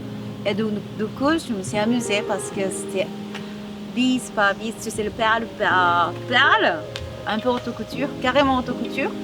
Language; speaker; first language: French; non-native, fluent; Japanese